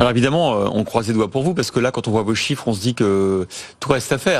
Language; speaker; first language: French; native; French